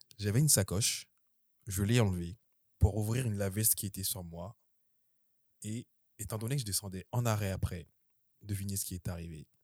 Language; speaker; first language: French; early bilingual, other home language; Haitian Creole